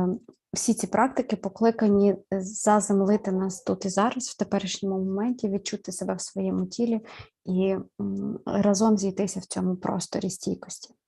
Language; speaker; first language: Ukrainian; native; Ukrainian